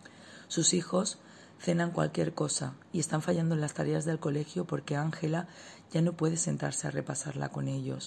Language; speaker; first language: Spanish; native; Spanish